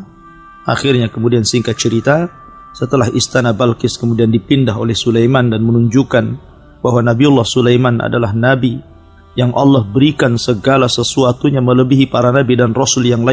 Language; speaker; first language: Indonesian; native; Indonesian